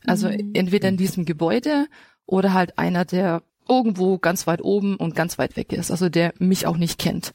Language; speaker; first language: German; native; German